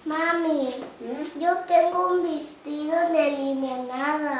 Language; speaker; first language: Spanish; early bilingual, other home language; Haitian Creole